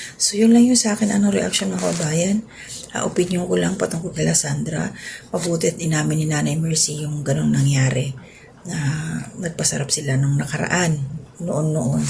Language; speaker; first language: Filipino; non-native, local second language; Cebuano